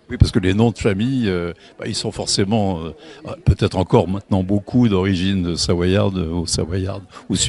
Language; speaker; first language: French; native; French